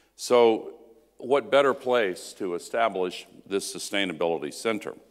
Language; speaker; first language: English; native; English